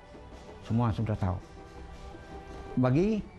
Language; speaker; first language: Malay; non-native, local second language; Iban